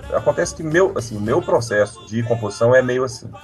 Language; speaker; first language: Portuguese; native; Portuguese